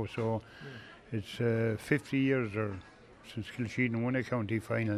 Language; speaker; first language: English; native; English